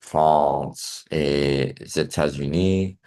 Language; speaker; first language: French; non-native, learner; English